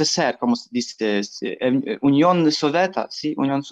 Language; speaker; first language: Spanish; non-native, learner; Ukrainian